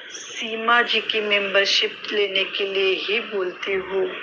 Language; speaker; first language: Hindi; non-native, local second language; Marathi